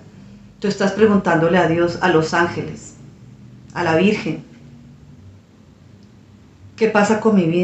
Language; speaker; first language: Spanish; native; Spanish